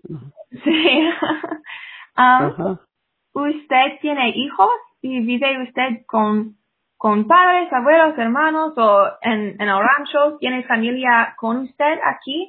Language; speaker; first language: Spanish; non-native, fluent; English